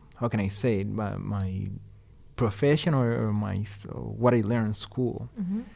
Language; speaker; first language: English; non-native, fluent; Spanish